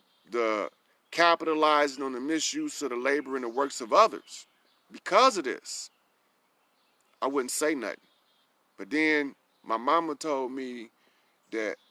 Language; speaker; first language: English; native; English